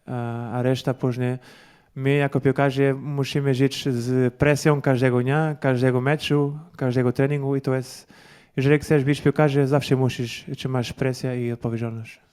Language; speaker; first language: Polish; non-native, learner; Portuguese